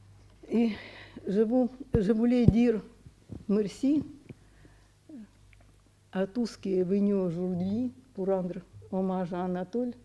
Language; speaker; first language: French; non-native, fluent; Russian